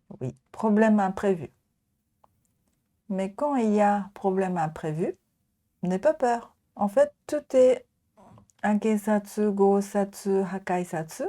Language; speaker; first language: French; non-native, fluent; Japanese